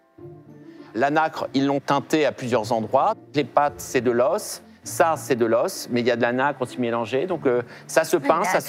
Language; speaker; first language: French; native; French